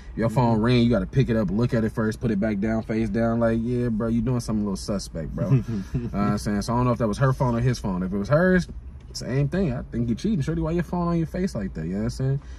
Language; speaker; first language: English; native; English